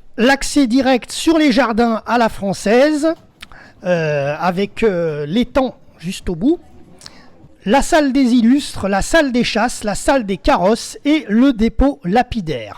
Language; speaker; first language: French; native; French